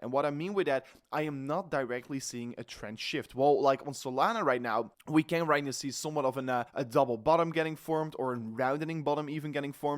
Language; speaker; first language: English; non-native, fluent; Dutch